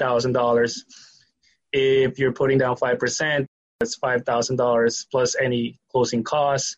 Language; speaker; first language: English; non-native, local second language; Filipino